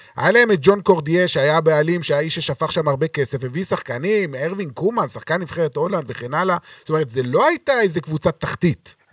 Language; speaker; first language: Hebrew; native; Hebrew